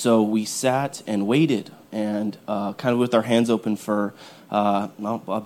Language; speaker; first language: English; native; English